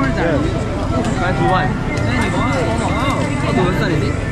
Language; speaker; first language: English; non-native, learner; Korean